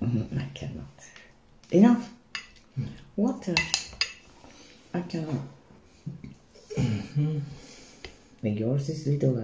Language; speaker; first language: English; non-native, learner; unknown